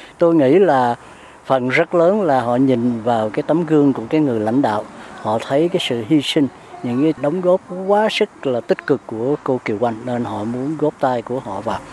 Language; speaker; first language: Vietnamese; native; Vietnamese